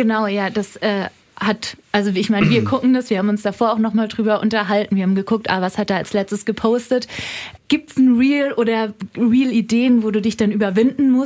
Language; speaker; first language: German; native; German